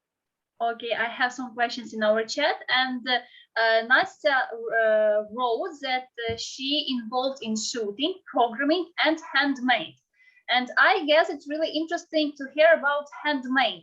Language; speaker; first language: English; non-native, fluent; Ukrainian